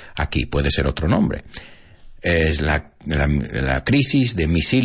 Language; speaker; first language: Spanish; non-native, fluent; English